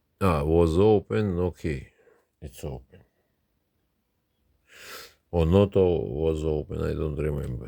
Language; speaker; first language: English; non-native, learner; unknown